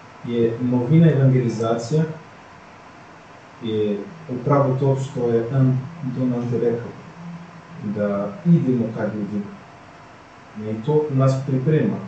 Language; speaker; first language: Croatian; non-native, fluent; Portuguese